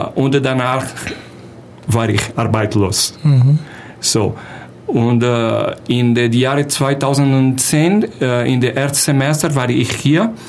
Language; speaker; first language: German; non-native, learner; Portuguese